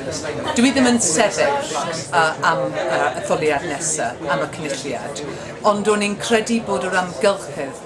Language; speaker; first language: Welsh; non-native, learner; English